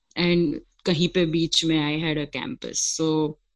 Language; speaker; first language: English; non-native, local second language; Gujarati